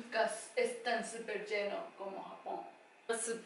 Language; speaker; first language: Spanish; non-native, learner; Japanese